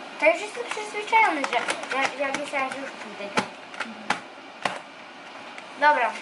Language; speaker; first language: Polish; early bilingual, heritage; Polish